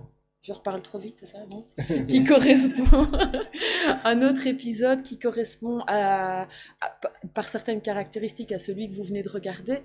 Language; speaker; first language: French; native; French